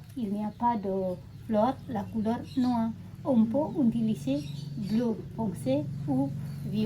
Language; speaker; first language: French; non-native, learner; Indonesian